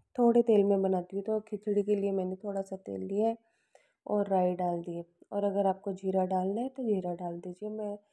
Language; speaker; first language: Hindi; non-native, local second language; Punjabi